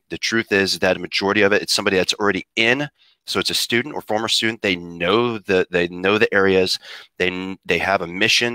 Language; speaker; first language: English; native; English